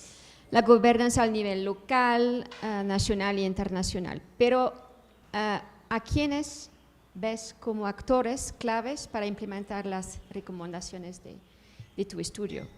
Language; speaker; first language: Spanish; non-native, fluent; Dutch